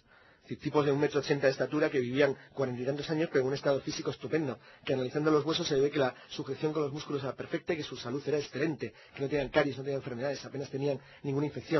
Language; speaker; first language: Spanish; native; Spanish